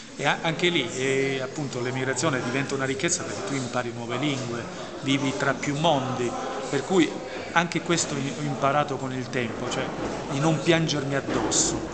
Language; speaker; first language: Italian; non-native, local second language; Albanian